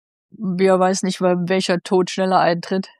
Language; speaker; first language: German; native; German